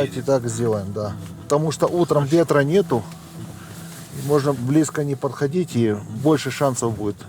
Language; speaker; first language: Russian; native; Russian